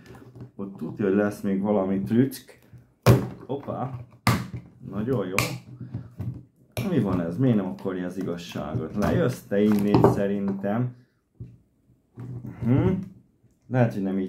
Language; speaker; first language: Hungarian; native; Hungarian